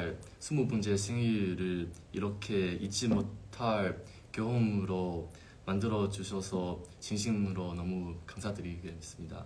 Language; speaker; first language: Korean; non-native, fluent; Chinese